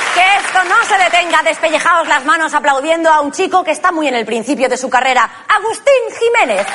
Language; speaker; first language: Spanish; native; Spanish